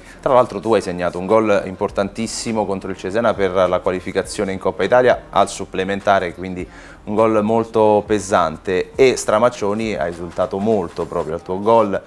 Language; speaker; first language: Italian; native; Italian